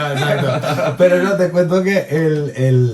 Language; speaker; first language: Spanish; native; Spanish